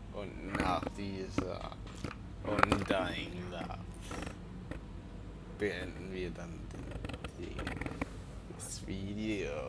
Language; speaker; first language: German; non-native, learner; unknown